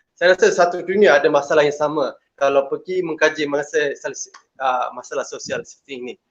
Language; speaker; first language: Malay; non-native, local second language; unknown